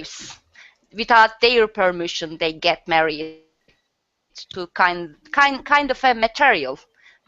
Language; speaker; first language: English; non-native, learner; Turkish